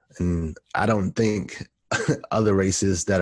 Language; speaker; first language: English; native; English